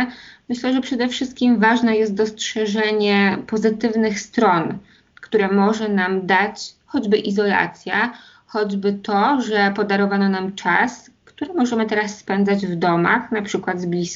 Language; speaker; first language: Polish; native; Polish